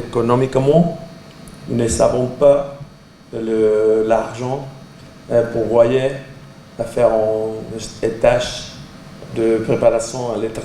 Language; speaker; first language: French; non-native, learner; Portuguese